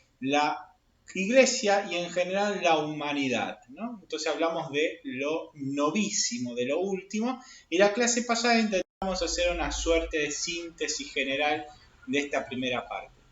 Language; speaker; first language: Spanish; native; Spanish